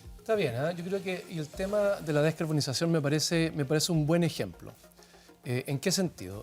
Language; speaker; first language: Spanish; native; Spanish